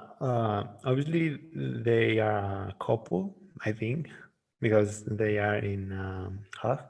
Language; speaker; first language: English; non-native, learner; Spanish